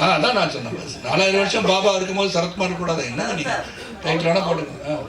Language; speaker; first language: Tamil; native; Tamil